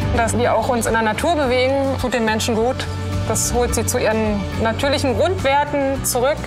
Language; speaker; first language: German; native; German